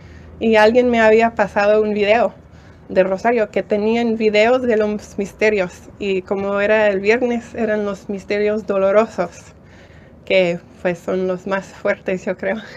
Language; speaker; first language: Spanish; non-native, fluent; English